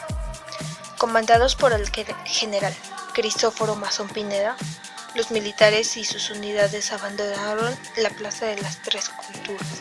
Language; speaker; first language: Spanish; native; Spanish